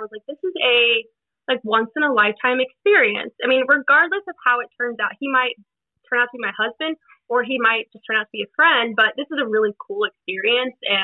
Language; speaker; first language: English; native; English